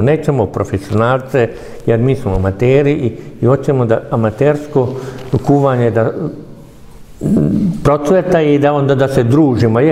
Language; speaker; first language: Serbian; non-native, local second language; Hungarian